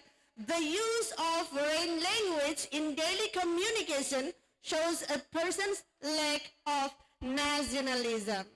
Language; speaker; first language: English; non-native, learner; Indonesian